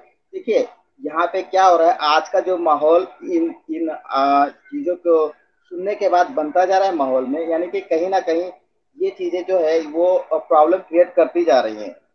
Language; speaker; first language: Hindi; native; Hindi